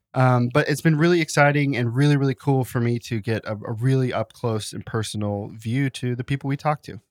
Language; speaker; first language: English; native; English